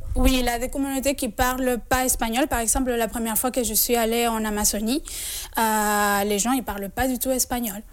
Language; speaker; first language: French; non-native, fluent; Spanish